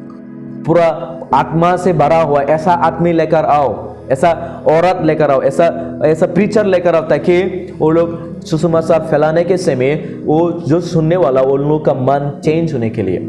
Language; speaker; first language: Hindi; non-native, local second language; Kok Borok